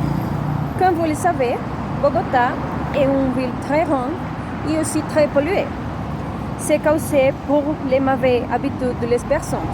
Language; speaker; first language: French; non-native, learner; Spanish